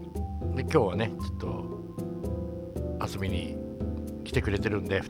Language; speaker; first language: Japanese; native; Japanese